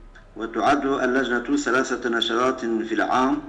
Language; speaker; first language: Arabic; non-native, learner; Turkish